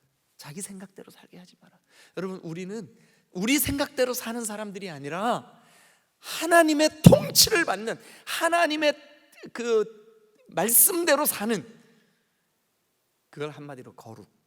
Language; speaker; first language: Korean; native; Korean